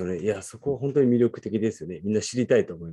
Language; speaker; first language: Japanese; native; Japanese